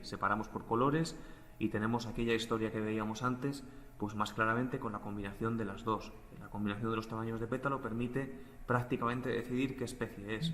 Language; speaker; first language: Spanish; native; Spanish